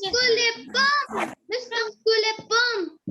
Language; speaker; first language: French; non-native, learner; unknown